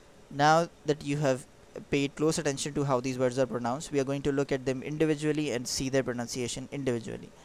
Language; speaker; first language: English; non-native, local second language; Urdu